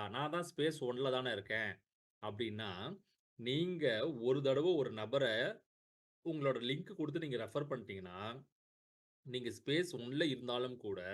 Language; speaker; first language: Tamil; native; Tamil